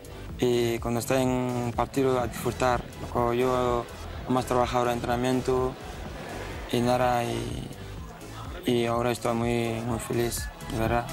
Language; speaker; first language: Spanish; non-native, fluent; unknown